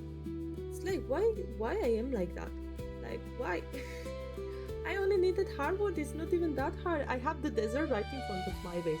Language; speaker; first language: English; non-native, fluent; Spanish